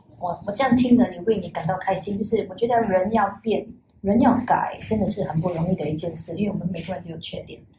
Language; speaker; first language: Chinese; native; Chinese